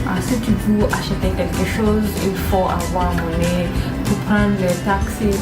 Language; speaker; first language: French; non-native, learner; Swahili